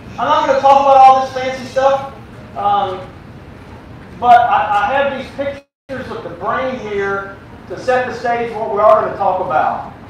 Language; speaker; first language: English; native; English